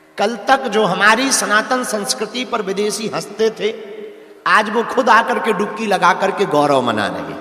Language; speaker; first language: Hindi; native; Hindi